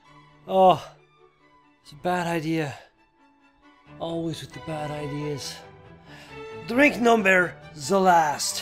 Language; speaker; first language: English; native; English